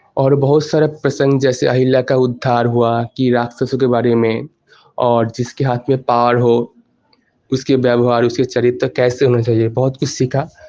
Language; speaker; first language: Hindi; non-native, local second language; Bangla